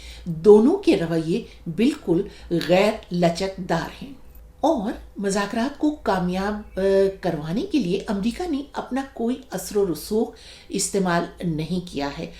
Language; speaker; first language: Urdu; native; Urdu